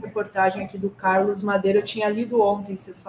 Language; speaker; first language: Portuguese; native; Portuguese